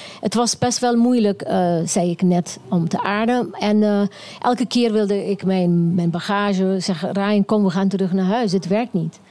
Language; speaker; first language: Dutch; non-native, local second language; Papiamento